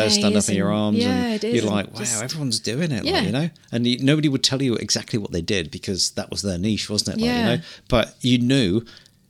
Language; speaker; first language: English; native; English